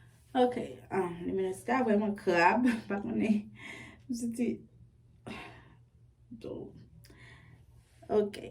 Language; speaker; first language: French; non-native, learner; Haitian Creole